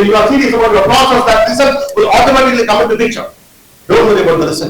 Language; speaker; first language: English; non-native, local second language; Tamil